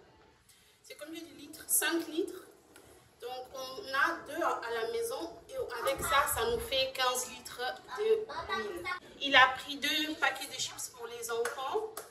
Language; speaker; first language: French; non-native, local second language; Lingala